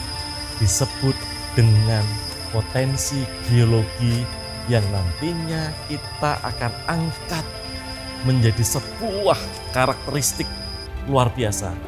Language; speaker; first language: Indonesian; native; Indonesian